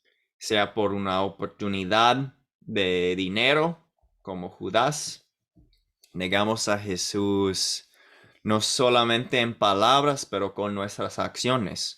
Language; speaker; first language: Spanish; non-native, fluent; English